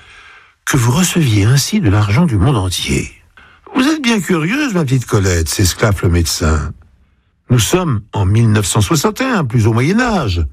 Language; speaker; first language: French; native; French